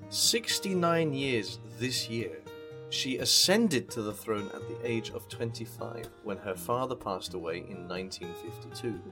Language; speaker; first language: English; native; English